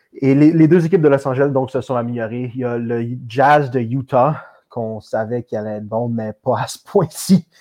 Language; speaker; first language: French; native; French